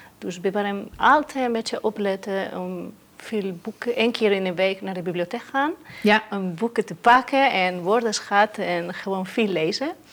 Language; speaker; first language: Dutch; non-native, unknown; Spanish